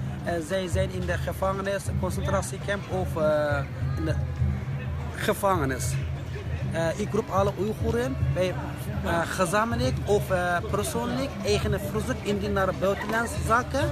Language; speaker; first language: Dutch; non-native, learner; Uyghur